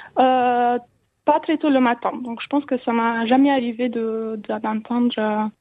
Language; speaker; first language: French; non-native, fluent; Romanian